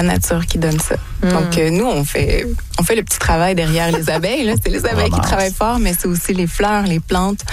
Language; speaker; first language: French; native; French